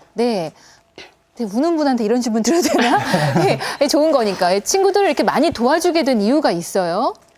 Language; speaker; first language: Korean; native; Korean